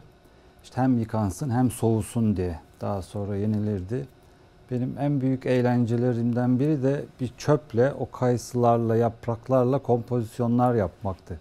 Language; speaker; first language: Turkish; native; Turkish